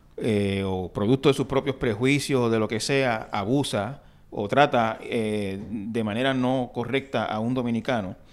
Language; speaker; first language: Spanish; native; Spanish